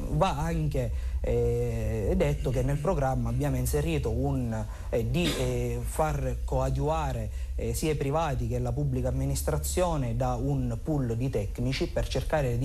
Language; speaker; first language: Italian; native; Italian